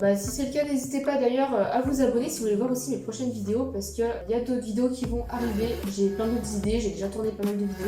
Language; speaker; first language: French; native; French